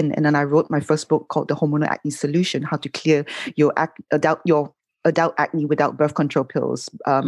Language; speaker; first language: English; non-native, local second language; Cantonese